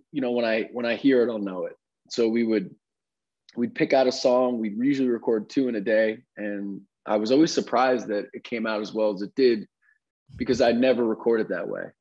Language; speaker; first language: English; native; English